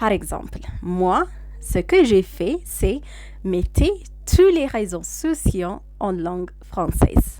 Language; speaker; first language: French; non-native, fluent; Amharic